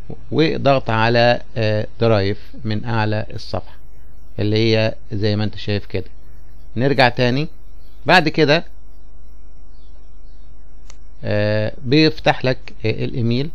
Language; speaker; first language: Arabic; native; Arabic